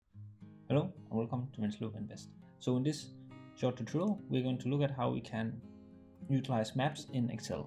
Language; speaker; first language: English; non-native, fluent; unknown